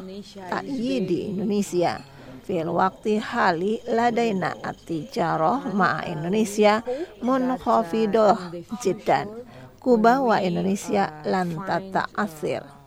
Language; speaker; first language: Arabic; non-native, fluent; Indonesian